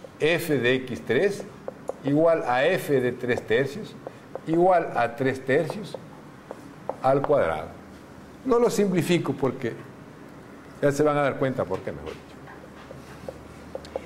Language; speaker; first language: Spanish; native; Spanish